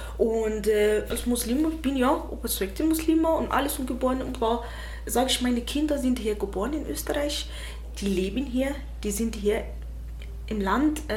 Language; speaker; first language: German; non-native, fluent; Arabic